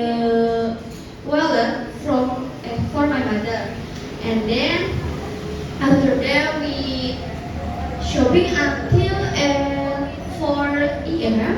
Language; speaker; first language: English; non-native, learner; Indonesian